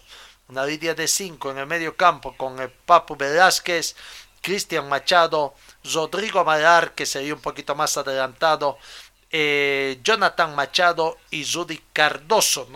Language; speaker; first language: Spanish; native; Spanish